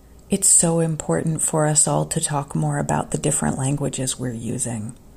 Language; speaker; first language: English; native; English